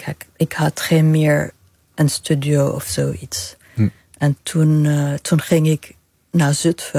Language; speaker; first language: Dutch; non-native, fluent; Arabic